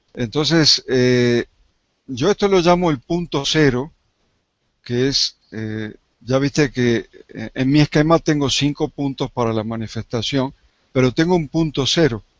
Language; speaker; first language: Spanish; native; Spanish